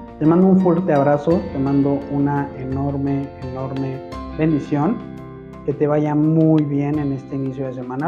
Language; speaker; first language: Spanish; native; Spanish